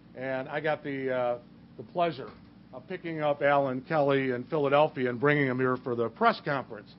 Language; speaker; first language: English; native; English